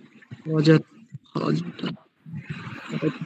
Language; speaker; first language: Arabic; non-native, learner; Bangla